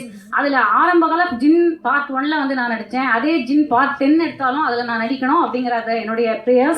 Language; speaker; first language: Tamil; native; Tamil